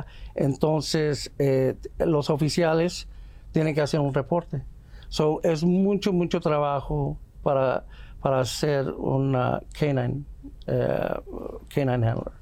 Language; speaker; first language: Spanish; early bilingual, heritage; Spanish